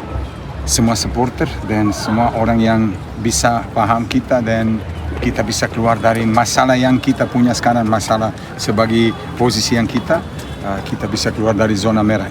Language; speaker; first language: Indonesian; non-native, fluent; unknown